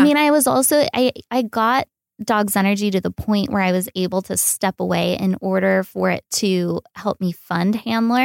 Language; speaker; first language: English; native; English